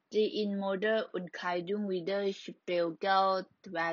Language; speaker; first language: German; non-native, learner; Thai